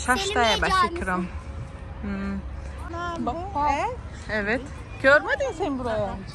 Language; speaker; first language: Turkish; non-native, learner; Tajik